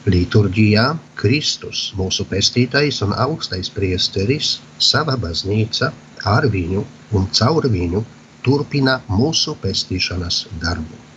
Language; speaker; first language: Latvian; non-native, fluent; Polish